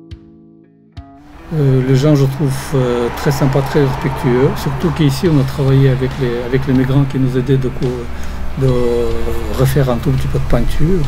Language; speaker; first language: French; non-native, fluent; Russian